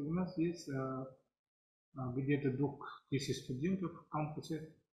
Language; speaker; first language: Russian; non-native, fluent; Assamese